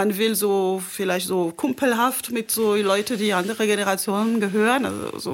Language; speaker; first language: German; non-native, fluent; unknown